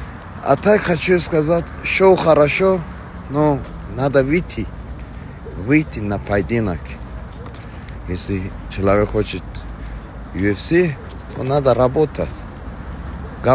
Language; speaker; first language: Russian; non-native, fluent; Persian